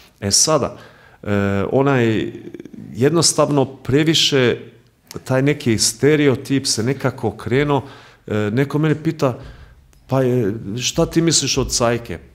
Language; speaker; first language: Croatian; early bilingual, heritage; Croatian